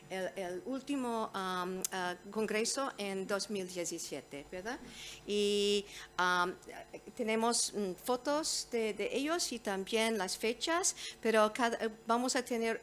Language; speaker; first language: Spanish; non-native, fluent; English